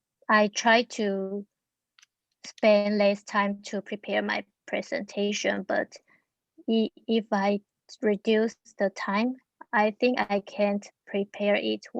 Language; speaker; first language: English; non-native, learner; Chinese